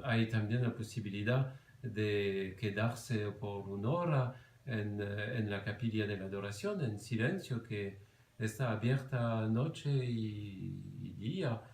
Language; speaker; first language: Spanish; non-native, fluent; French